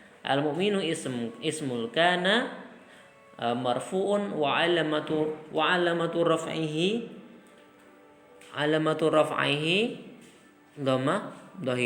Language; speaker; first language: Arabic; non-native, fluent; Indonesian